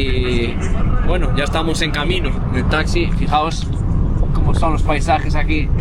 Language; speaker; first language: Spanish; native; Spanish